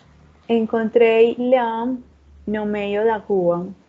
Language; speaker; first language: Portuguese; non-native, learner; Spanish